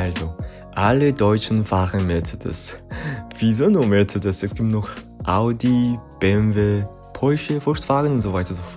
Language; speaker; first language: German; non-native, fluent; Korean